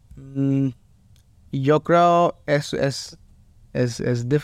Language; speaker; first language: Spanish; early bilingual, heritage; Spanish